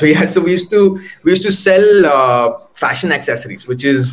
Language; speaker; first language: English; non-native, local second language; Hindi